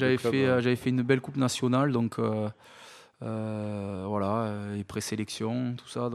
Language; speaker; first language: French; native; French